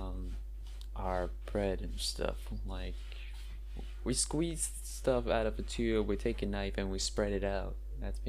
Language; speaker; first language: English; non-native, fluent; Norwegian